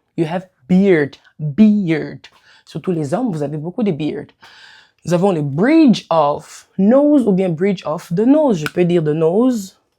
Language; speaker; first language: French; non-native, local second language; Lingala